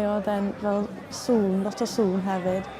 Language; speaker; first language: Welsh; non-native, local second language; English